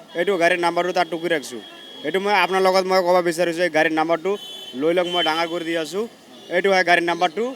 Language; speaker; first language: Assamese; non-native, local second language; Bangla